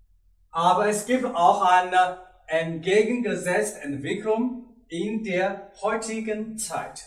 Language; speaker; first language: German; non-native, learner; Chinese